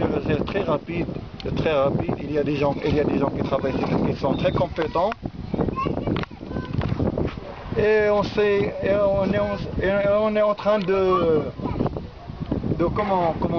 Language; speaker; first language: French; non-native, local second language; Arabic